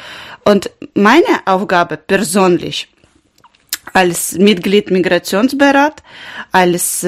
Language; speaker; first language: German; non-native, learner; Ukrainian